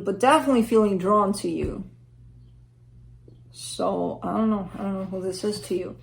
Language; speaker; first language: English; native; English